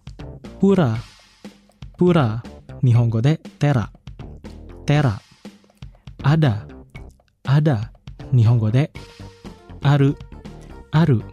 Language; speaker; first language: Japanese; non-native, fluent; Indonesian